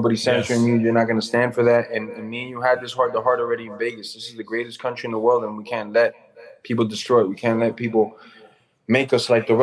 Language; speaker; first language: English; native; English